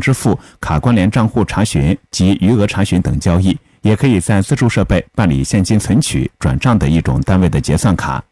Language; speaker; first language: Chinese; native; Chinese